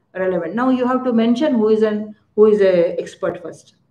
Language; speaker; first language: English; non-native, local second language; Kannada